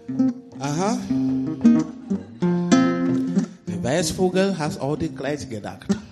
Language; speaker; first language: German; non-native, learner; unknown